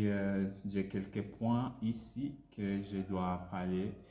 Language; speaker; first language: French; non-native, learner; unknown